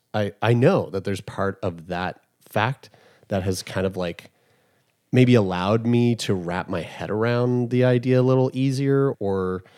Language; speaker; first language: English; native; English